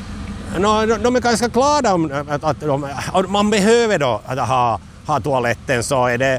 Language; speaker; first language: Swedish; non-native, local second language; Finnish